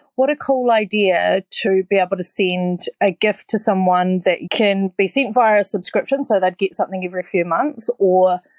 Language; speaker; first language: English; native; English